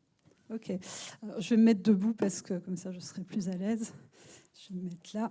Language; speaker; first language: French; native; French